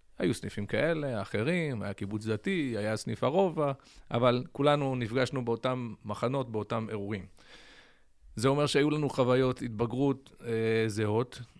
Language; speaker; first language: Hebrew; early bilingual, other home language; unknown